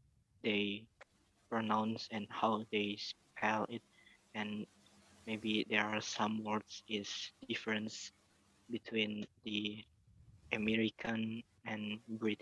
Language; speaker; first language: English; non-native, learner; Indonesian